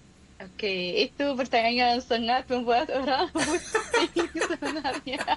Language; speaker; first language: Indonesian; non-native, fluent; Arabic